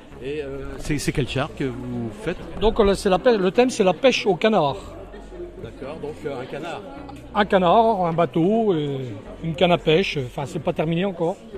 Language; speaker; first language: French; native; French